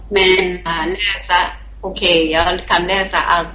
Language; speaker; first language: Swedish; non-native, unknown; Thai